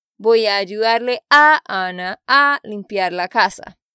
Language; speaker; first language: Spanish; native; Spanish